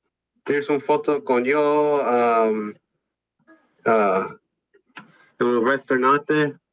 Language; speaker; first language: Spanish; non-native, learner; English